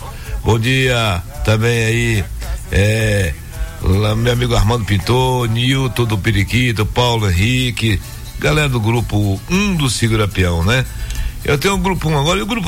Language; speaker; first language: Portuguese; native; Portuguese